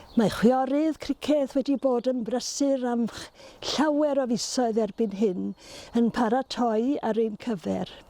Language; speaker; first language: Welsh; native; Welsh